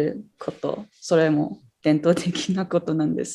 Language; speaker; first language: Japanese; non-native, fluent; English